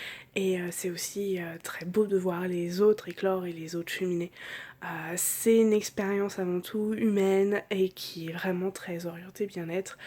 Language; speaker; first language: French; native; French